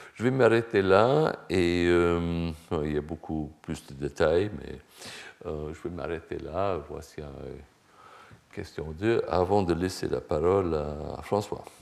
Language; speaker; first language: French; non-native, fluent; Swedish